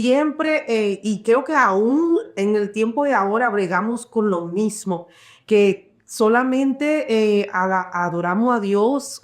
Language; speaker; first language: Spanish; early bilingual, heritage; Spanish